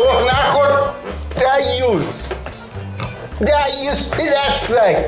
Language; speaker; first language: Persian; native; Persian